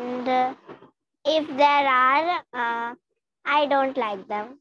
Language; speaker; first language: English; non-native, learner; Hindi